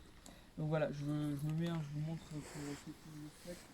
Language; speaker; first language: French; native; French